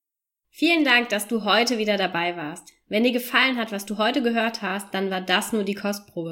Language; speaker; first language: German; native; German